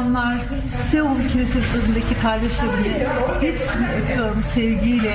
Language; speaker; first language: Turkish; native; Turkish